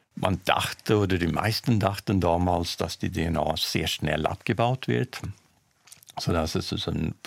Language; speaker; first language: German; non-native, fluent; Swedish